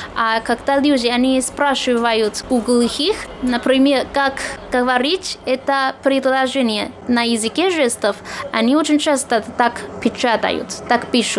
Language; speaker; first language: Russian; non-native, fluent; Chinese